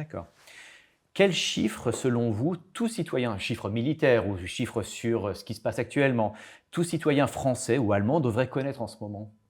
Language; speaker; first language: French; native; French